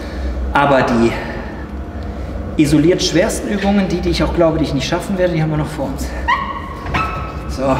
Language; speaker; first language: German; native; German